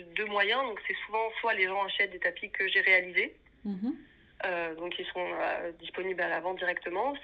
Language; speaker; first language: French; native; French